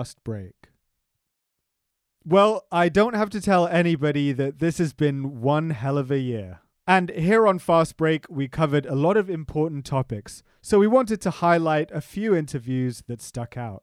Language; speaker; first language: English; native; English